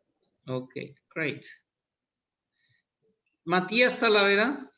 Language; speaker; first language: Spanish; native; Spanish